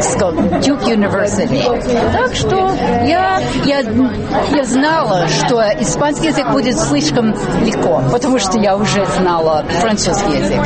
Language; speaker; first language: Russian; non-native, learner; English